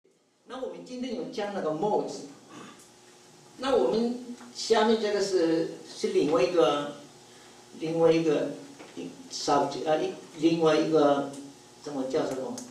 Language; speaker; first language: Chinese; non-native, fluent; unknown